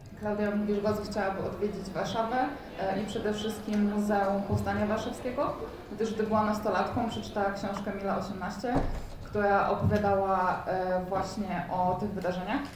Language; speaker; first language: Polish; native; Polish